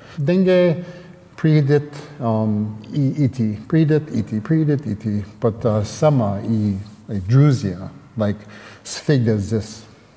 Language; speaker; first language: Russian; non-native, learner; English